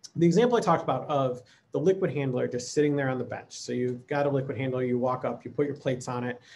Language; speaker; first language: English; native; English